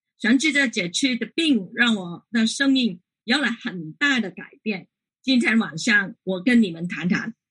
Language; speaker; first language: Chinese; non-native, local second language; Cantonese